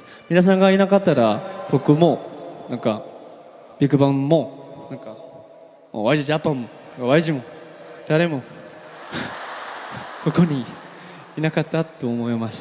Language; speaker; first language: Japanese; non-native, learner; Korean